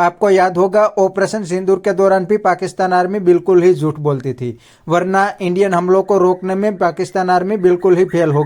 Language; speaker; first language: Hindi; native; Hindi